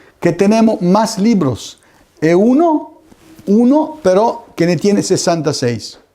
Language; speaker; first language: Spanish; non-native, fluent; Italian